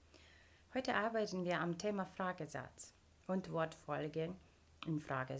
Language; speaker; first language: German; non-native, fluent; Ukrainian